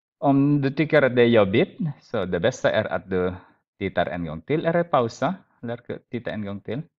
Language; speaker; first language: Swedish; non-native, fluent; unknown